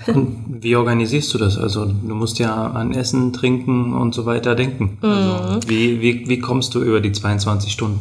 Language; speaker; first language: German; native; German